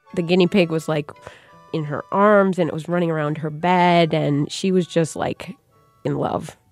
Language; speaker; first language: English; native; English